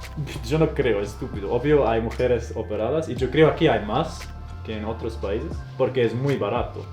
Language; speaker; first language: Spanish; non-native, fluent; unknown